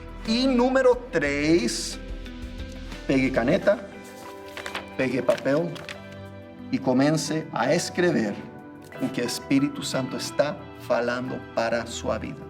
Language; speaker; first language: Portuguese; non-native, fluent; English